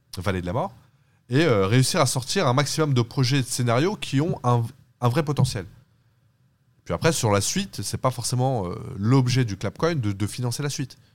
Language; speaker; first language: French; early bilingual, other home language; Turkish